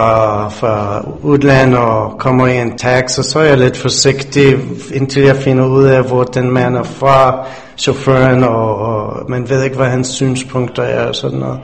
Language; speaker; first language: Danish; non-native, fluent; English